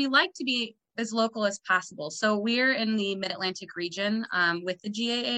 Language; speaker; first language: English; native; English